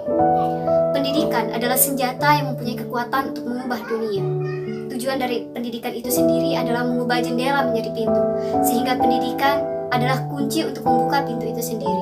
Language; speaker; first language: Indonesian; native; Indonesian